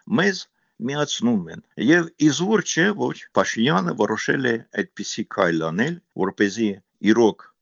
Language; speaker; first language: Armenian; non-native, fluent; Ukrainian